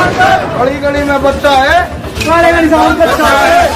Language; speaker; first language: Hindi; native; Hindi